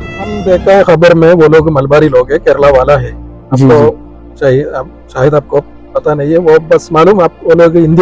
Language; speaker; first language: Hindi; non-native, local second language; Malayalam